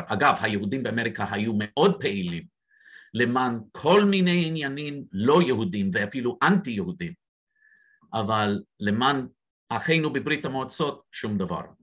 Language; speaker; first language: Hebrew; non-native, fluent; English